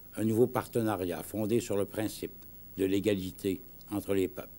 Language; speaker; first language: French; native; French